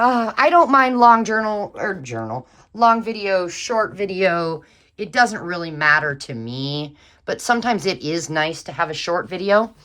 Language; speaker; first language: English; native; English